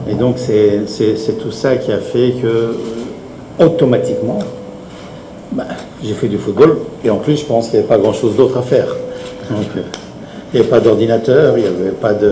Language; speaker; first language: French; native; French